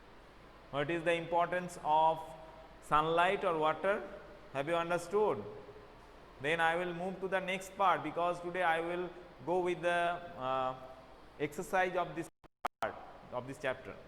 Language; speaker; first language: English; non-native, local second language; Bangla